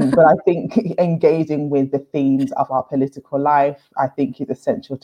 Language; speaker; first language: English; native; English